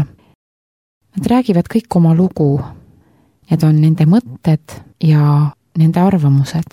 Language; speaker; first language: Estonian; native; Estonian